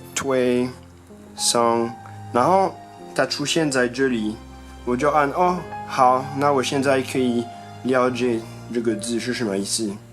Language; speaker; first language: Chinese; non-native, fluent; French